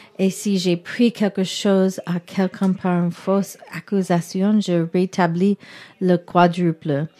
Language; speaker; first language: French; non-native, learner; English